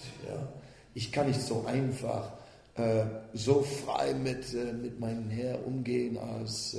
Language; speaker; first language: German; non-native, fluent; Dutch